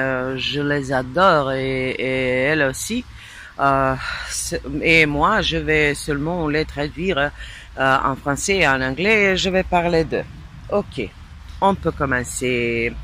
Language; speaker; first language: French; non-native, fluent; Serbian